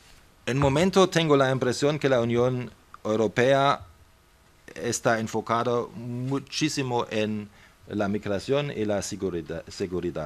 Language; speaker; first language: Spanish; non-native, fluent; German